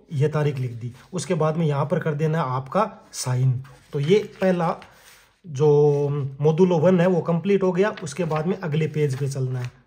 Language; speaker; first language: Hindi; native; Hindi